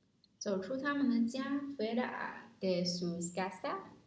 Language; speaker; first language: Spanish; non-native, learner; Chinese